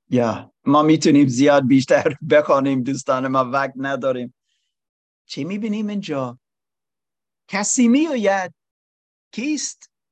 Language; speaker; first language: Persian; non-native, learner; English